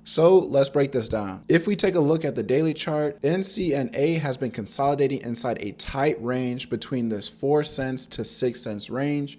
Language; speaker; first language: English; native; English